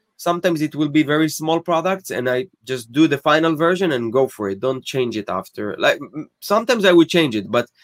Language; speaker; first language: English; non-native, fluent; Hebrew